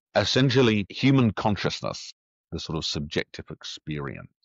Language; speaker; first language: English; native; English